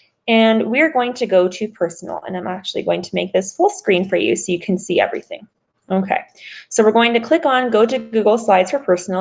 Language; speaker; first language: English; native; English